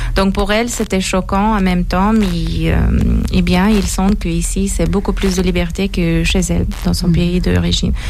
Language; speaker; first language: French; non-native, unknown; Persian